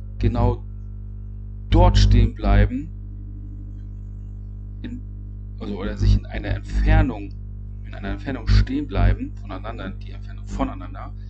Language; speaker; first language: German; native; German